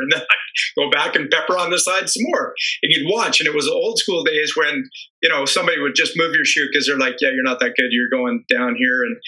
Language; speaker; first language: English; native; English